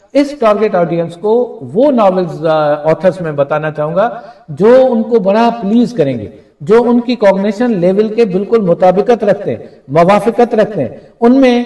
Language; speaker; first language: Urdu; non-native, local second language; Sindhi